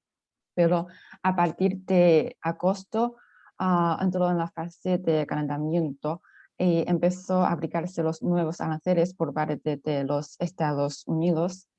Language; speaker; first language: Spanish; non-native, fluent; Chinese